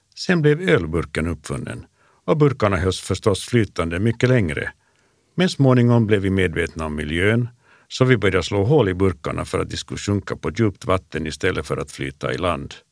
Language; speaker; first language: Swedish; native; Swedish